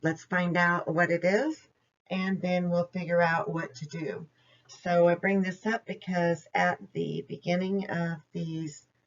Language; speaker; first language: English; native; English